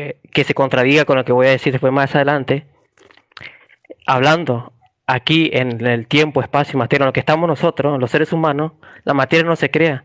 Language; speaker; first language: Spanish; native; Spanish